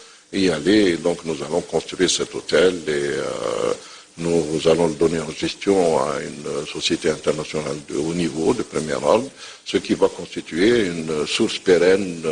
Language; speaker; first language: French; non-native, local second language; Arabic